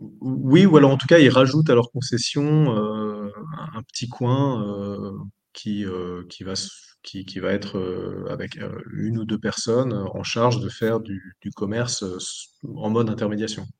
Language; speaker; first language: French; native; French